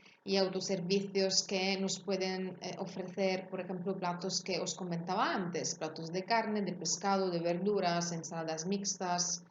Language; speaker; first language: Spanish; non-native, fluent; Italian